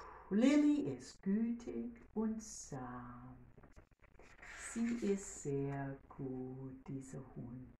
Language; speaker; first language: German; non-native, learner; English